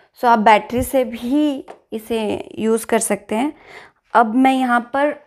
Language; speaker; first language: Hindi; native; Hindi